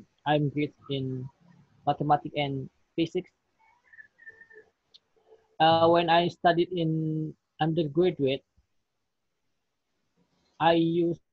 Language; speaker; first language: English; non-native, learner; Indonesian